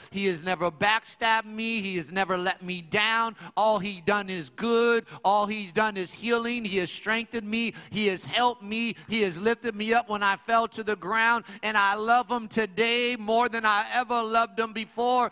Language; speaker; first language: English; native; English